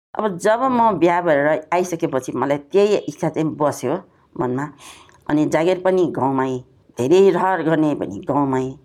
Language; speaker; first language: Nepali; non-native, local second language; Newari